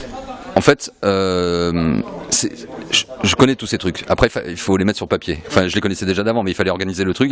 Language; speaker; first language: French; native; French